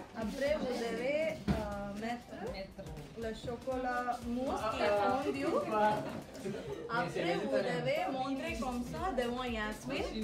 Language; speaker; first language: French; non-native, learner; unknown